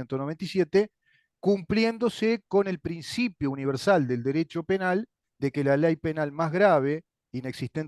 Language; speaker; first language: Spanish; native; Spanish